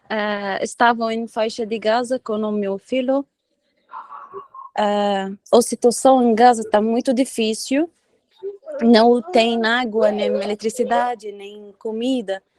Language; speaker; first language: Portuguese; non-native, learner; Arabic